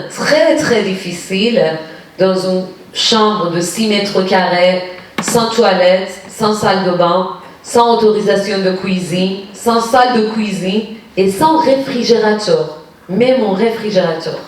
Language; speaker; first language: French; non-native, fluent; Persian